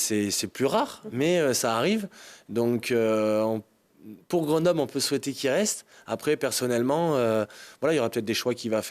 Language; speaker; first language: French; native; French